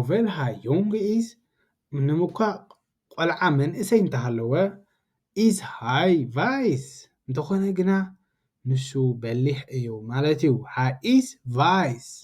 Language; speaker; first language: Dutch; non-native, fluent; Tigrinya